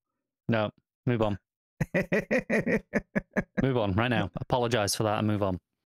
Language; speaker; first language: English; native; English